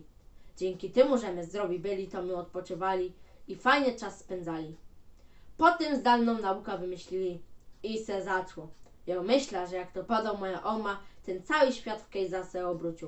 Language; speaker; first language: Polish; native; Polish